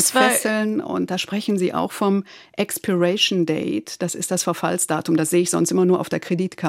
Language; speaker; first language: German; native; German